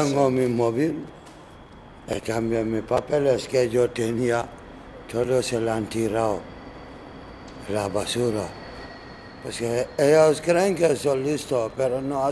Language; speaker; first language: Spanish; non-native, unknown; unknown